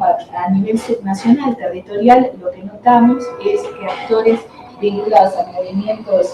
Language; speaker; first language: Spanish; native; Spanish